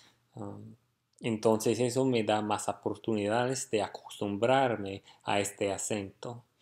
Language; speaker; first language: Spanish; non-native, fluent; English